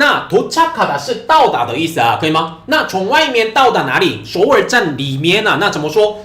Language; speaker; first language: Chinese; non-native, fluent; Korean